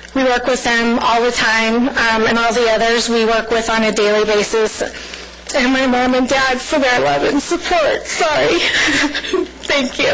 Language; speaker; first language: English; early bilingual, other home language; Spanish